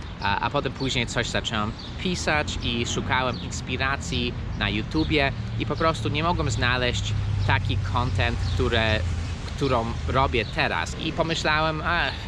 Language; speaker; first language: Polish; early bilingual, heritage; Polish